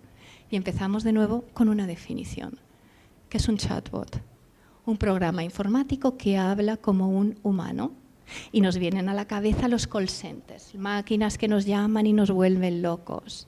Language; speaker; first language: Spanish; native; Spanish